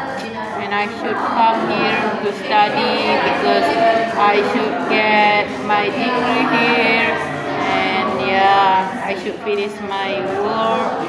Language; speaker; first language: English; non-native, learner; Indonesian